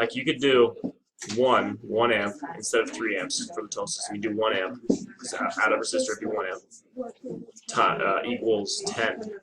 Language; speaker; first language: English; native; English